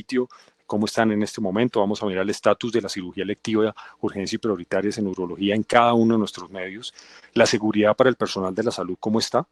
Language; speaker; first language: Spanish; native; Spanish